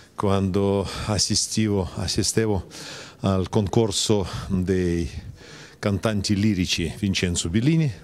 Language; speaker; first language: Italian; non-native, fluent; Russian